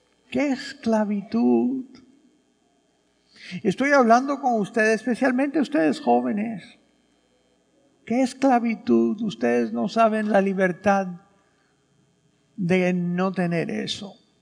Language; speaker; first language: Spanish; early bilingual, other home language; English